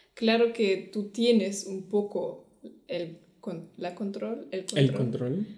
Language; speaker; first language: Spanish; non-native, fluent; German